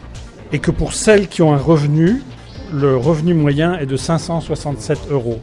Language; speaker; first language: French; native; French